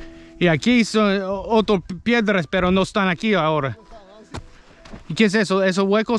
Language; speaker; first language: Spanish; non-native, learner; English